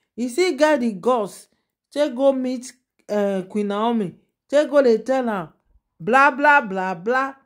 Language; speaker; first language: Nigerian Pidgin; non-native, local second language; Yoruba